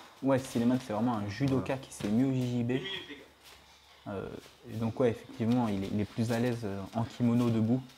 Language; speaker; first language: French; native; French